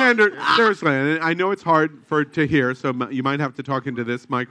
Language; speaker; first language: English; native; English